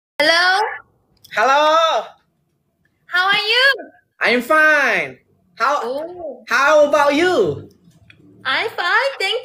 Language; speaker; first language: English; non-native, learner; Malay